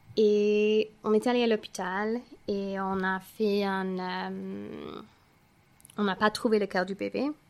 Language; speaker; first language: French; non-native, fluent; English